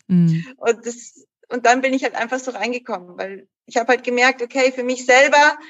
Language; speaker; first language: German; native; German